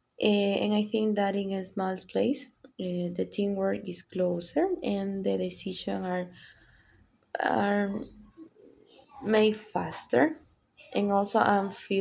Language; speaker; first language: English; non-native, learner; Spanish